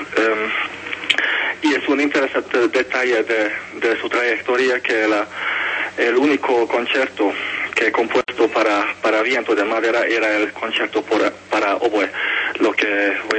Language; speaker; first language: Spanish; non-native, fluent; Hungarian